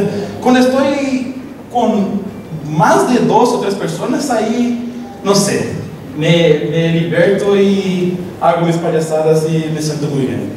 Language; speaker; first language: Spanish; non-native, local second language; Portuguese